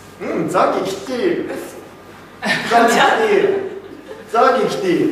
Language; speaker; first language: Arabic; non-native, learner; Japanese